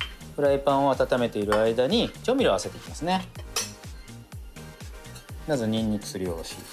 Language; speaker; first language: Japanese; native; Japanese